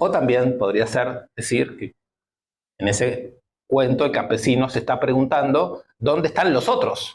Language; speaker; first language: Spanish; native; Spanish